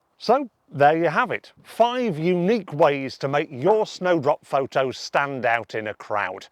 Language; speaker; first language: English; native; English